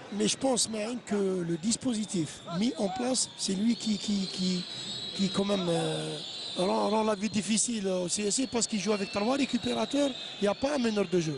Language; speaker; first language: French; non-native, local second language; Arabic